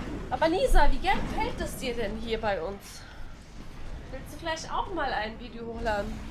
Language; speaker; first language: German; native; German